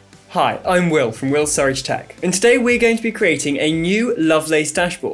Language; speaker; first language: English; native; English